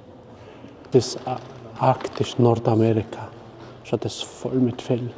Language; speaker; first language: German; non-native, fluent; Mongolian